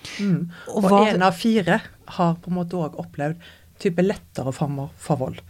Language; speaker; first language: Norwegian; native; Norwegian